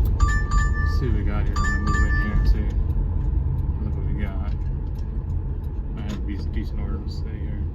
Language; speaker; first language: English; native; English